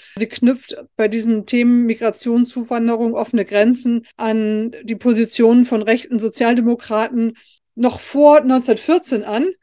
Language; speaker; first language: German; native; German